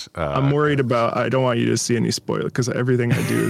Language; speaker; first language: English; early bilingual, other home language; Italian